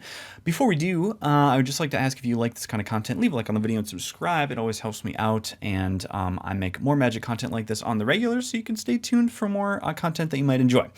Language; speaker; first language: English; native; English